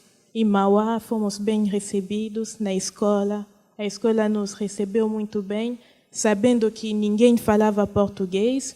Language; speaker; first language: Portuguese; non-native, fluent; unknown